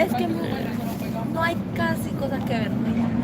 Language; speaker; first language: Spanish; native; Spanish